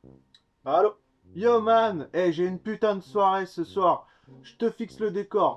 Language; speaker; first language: French; native; French